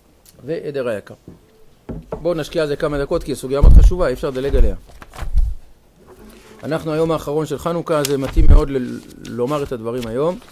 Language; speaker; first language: Hebrew; native; Hebrew